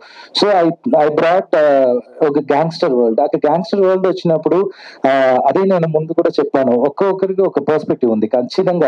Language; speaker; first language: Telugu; non-native, fluent; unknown